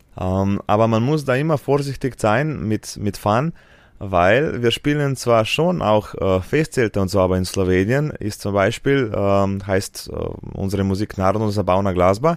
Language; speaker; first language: German; non-native, fluent; Slovenian